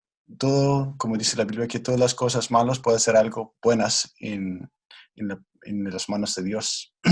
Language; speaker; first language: Spanish; non-native, fluent; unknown